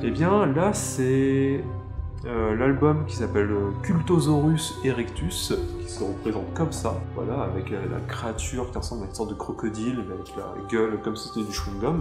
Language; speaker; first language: French; native; French